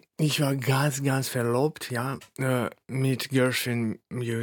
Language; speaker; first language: German; non-native, fluent; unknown